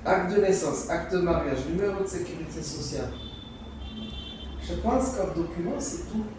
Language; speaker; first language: French; native; French